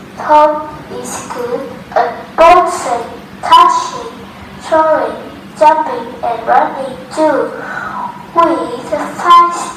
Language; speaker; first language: English; non-native, learner; Vietnamese